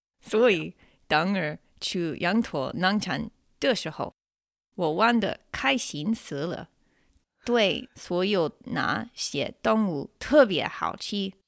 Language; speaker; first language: Chinese; non-native, fluent; English